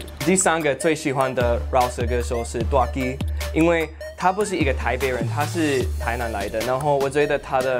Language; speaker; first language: Chinese; non-native, fluent; English